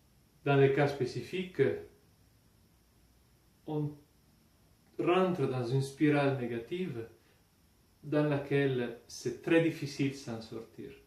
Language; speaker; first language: French; non-native, fluent; Italian